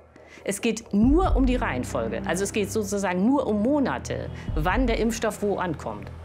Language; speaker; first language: German; native; German